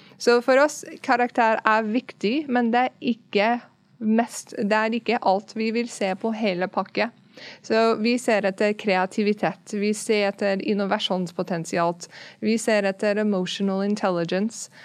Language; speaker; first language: Norwegian; non-native, fluent; English